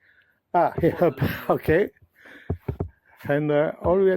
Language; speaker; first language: English; non-native, learner; French